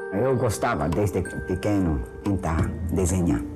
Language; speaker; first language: Portuguese; non-native, fluent; Japanese